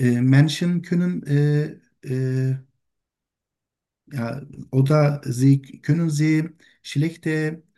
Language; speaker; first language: German; non-native, learner; Turkish